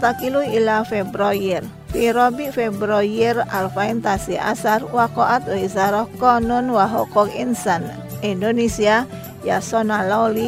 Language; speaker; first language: Arabic; non-native, learner; Indonesian